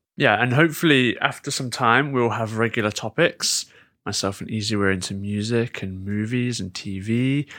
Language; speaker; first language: English; native; English